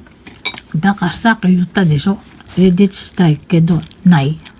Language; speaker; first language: Japanese; non-native, learner; Filipino